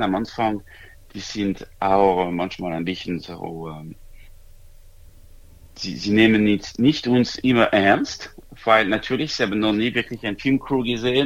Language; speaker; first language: German; non-native, local second language; French